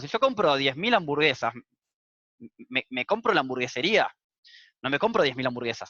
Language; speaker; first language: Spanish; native; Spanish